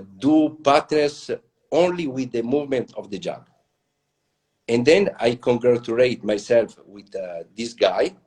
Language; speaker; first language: English; non-native, learner; Italian